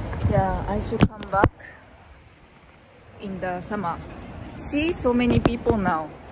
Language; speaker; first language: English; non-native, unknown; Japanese